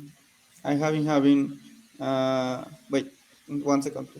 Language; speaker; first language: English; non-native, learner; Spanish